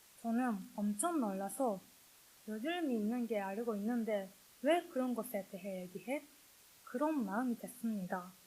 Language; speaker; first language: Korean; non-native, learner; Japanese